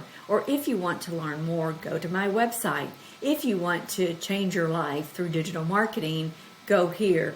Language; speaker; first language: English; native; English